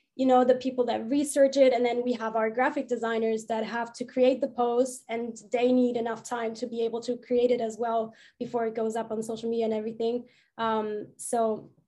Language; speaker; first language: English; non-native, fluent; German